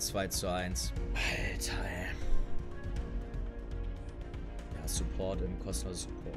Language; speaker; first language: German; native; German